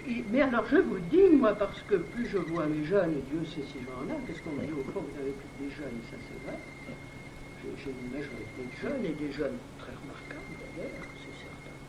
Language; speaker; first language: French; native; French